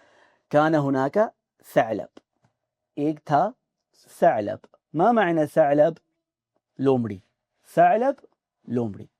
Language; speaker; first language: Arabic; non-native, fluent; Urdu